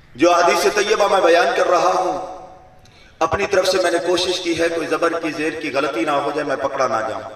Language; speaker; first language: Urdu; non-native, local second language; Saraiki